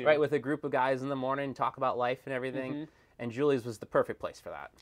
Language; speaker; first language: English; native; English